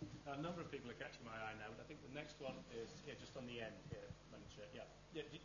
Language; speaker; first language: English; native; English